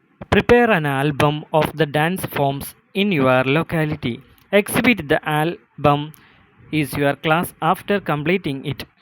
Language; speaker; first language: English; non-native, local second language; Malayalam